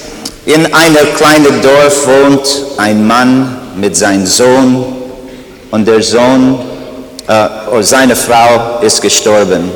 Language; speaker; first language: German; non-native, learner; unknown